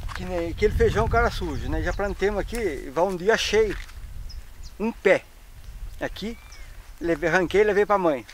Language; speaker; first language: Portuguese; native; Portuguese